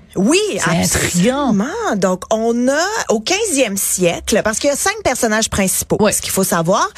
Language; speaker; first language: French; native; French